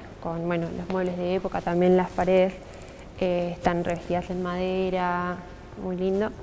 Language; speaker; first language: Spanish; native; Spanish